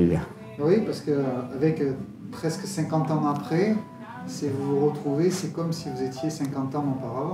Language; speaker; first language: French; native; French